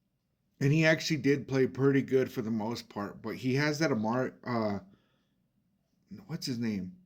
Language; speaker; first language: English; native; English